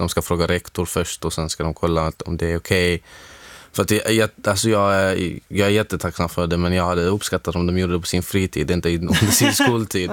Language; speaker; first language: Swedish; non-native, fluent; Arabic